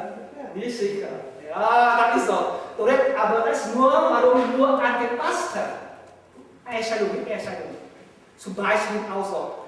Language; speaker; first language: German; non-native, learner; Vietnamese